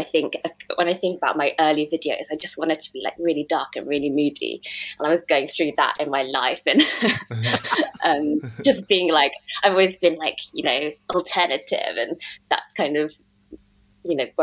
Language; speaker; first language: English; native; English